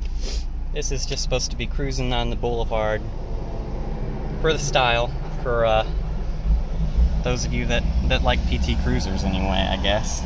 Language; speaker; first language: English; native; English